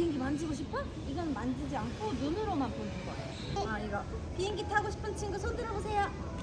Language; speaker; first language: Korean; native; Korean